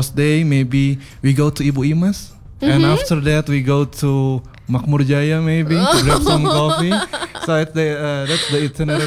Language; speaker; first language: English; non-native, fluent; Indonesian